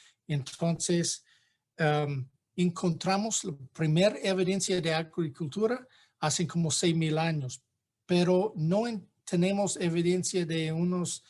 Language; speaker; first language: Spanish; non-native, fluent; English